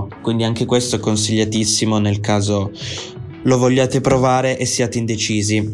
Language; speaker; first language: Italian; native; Italian